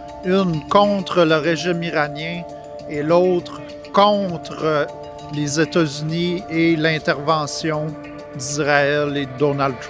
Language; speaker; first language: French; native; French